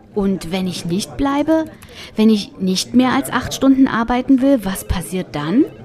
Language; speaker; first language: German; non-native, fluent; Bulgarian